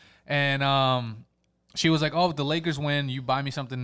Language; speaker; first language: English; early bilingual, other home language; Spanish